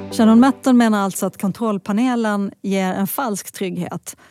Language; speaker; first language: Swedish; native; Swedish